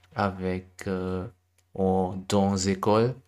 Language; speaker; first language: French; non-native, learner; German